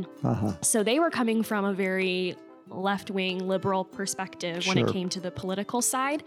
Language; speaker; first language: English; native; English